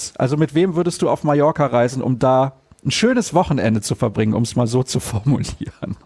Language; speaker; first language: German; native; German